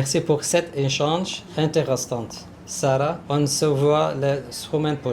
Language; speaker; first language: French; non-native, learner; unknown